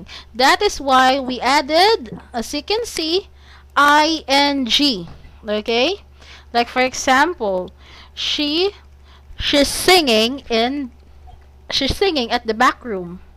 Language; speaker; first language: English; non-native, fluent; Cebuano